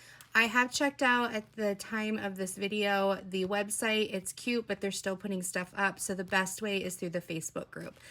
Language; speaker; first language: English; native; English